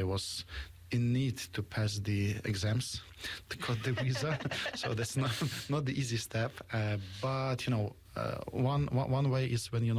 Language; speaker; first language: English; non-native, fluent; Ukrainian